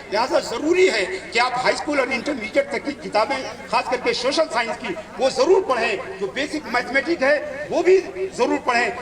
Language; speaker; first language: Urdu; native; Urdu